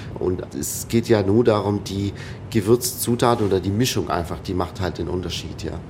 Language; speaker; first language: German; non-native, fluent; Arabic